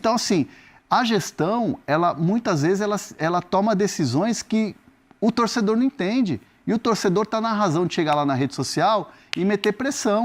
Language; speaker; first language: Portuguese; native; Portuguese